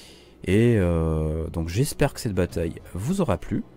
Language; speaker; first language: French; native; French